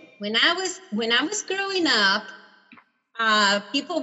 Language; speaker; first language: English; non-native, fluent; Spanish